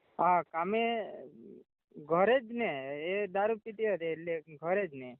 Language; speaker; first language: Gujarati; non-native, local second language; Kukna